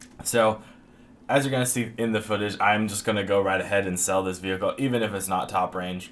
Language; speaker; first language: English; native; English